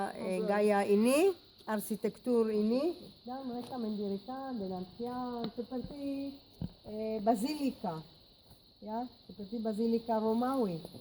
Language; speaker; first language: Indonesian; non-native, fluent; Hebrew